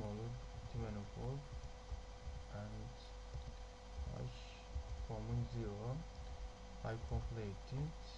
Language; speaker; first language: English; non-native, learner; Turkish